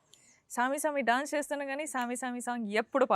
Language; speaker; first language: Telugu; non-native, local second language; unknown